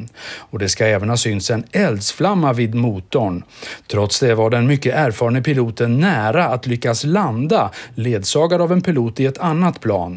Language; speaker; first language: Swedish; native; Swedish